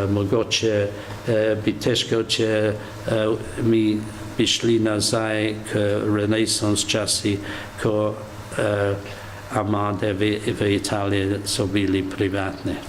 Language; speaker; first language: Slovenian; non-native, learner; English